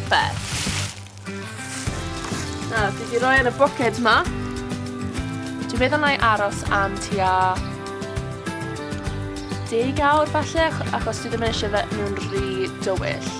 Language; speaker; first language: Welsh; non-native, local second language; English